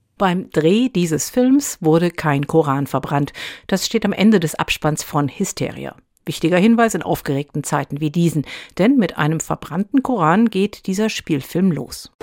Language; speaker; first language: German; native; German